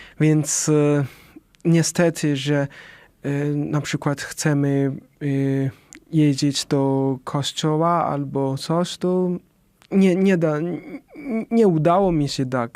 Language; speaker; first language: Polish; non-native, learner; Chinese